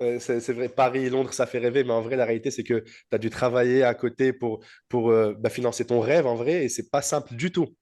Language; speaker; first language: French; native; French